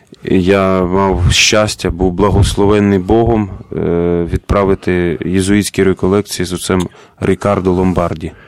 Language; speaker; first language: Ukrainian; native; Ukrainian